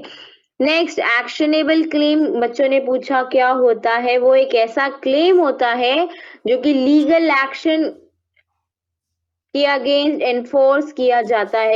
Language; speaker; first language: Hindi; native; Hindi